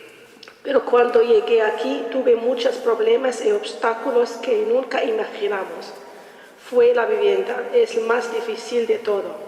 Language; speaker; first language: Spanish; non-native, learner; Arabic